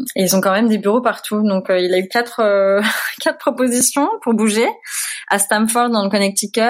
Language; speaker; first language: French; native; French